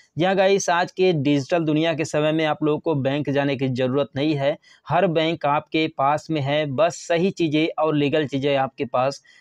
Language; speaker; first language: Hindi; native; Hindi